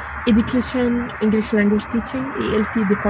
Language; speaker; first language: English; non-native, fluent; Arabic